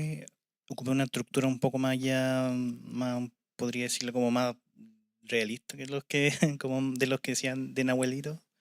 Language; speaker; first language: Spanish; native; Spanish